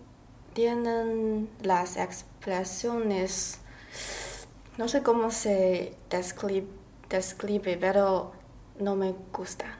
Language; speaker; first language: Spanish; non-native, learner; Chinese